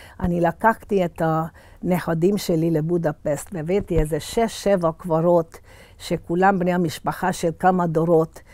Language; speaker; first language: Hebrew; early bilingual, other home language; Hungarian